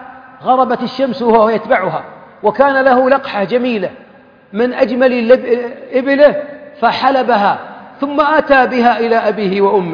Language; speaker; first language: Arabic; native; Arabic